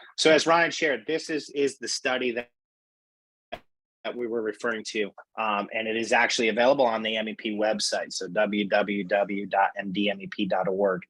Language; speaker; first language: English; native; English